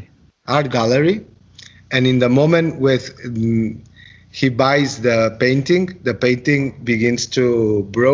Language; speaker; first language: English; non-native, learner; Catalan